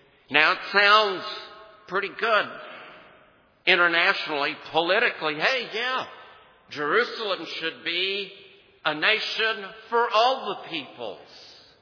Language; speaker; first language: English; native; English